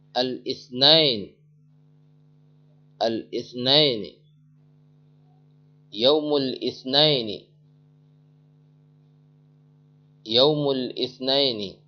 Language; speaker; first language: Arabic; non-native, fluent; Indonesian